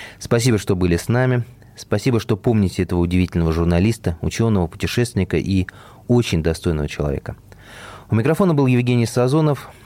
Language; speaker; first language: Russian; native; Russian